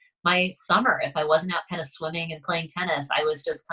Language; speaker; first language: English; native; English